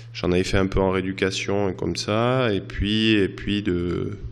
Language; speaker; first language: French; native; French